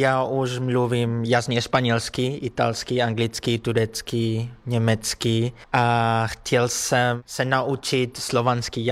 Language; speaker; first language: Czech; non-native, learner; Spanish